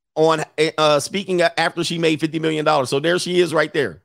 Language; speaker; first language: English; native; English